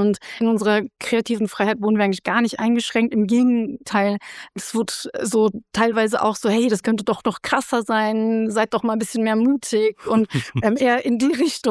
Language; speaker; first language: German; native; German